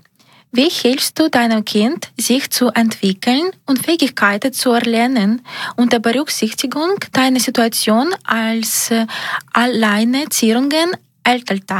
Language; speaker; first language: German; non-native, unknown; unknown